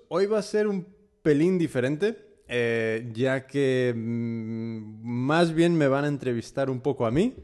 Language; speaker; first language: Spanish; early bilingual, heritage; Spanish